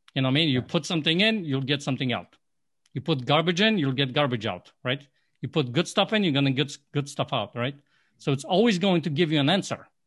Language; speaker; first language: English; non-native, fluent; Polish